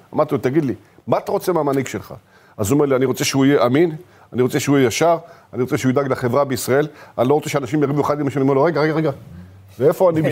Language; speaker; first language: Hebrew; native; Hebrew